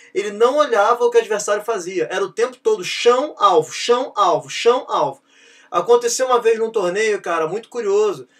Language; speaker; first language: Portuguese; native; Portuguese